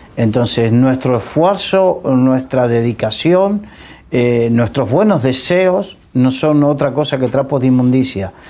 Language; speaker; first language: Spanish; native; Spanish